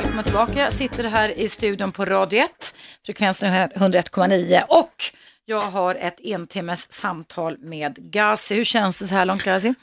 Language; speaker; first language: Swedish; native; Swedish